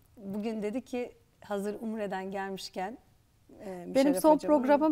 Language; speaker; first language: Turkish; native; Turkish